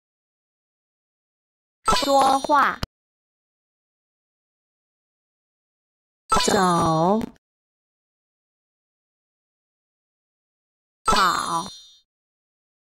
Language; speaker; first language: Chinese; non-native, learner; English